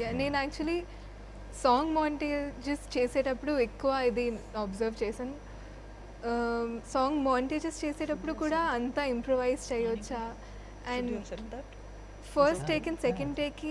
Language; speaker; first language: Telugu; non-native, fluent; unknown